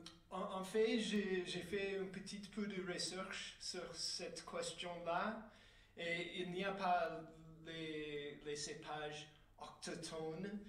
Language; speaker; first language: French; non-native, fluent; English